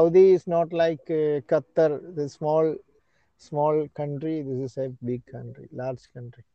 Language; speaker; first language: English; non-native, learner; Malayalam